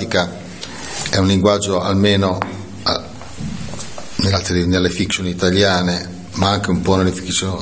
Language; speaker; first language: Italian; native; Italian